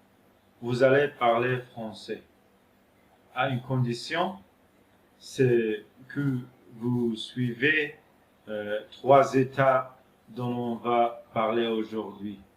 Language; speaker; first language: French; non-native, fluent; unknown